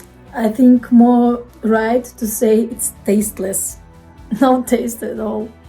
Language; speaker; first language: English; non-native, fluent; Russian